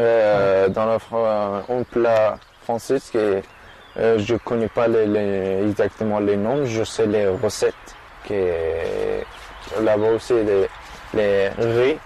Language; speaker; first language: French; non-native, learner; Persian